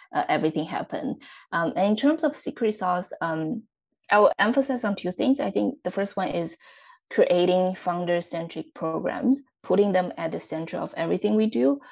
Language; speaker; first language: English; non-native, fluent; Chinese